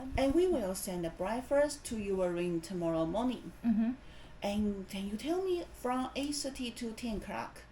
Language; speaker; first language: English; non-native, learner; Chinese